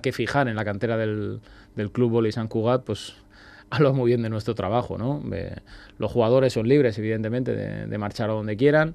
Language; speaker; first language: Spanish; native; Spanish